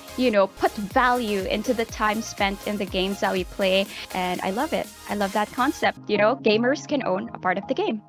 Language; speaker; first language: English; non-native, local second language; Filipino